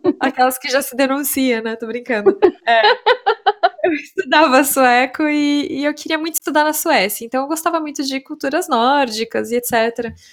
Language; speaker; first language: Portuguese; native; Portuguese